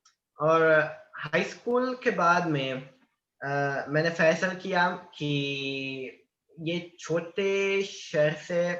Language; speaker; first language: Hindi; non-native, learner; Italian